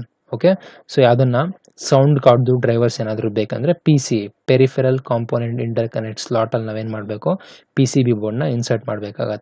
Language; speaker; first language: Kannada; native; Kannada